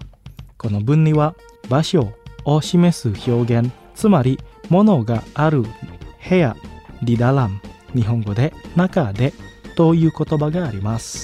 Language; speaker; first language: Japanese; non-native, fluent; Indonesian